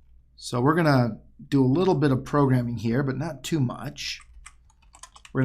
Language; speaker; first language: English; native; English